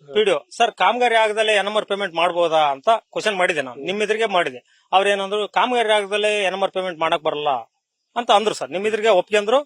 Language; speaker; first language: Kannada; native; Kannada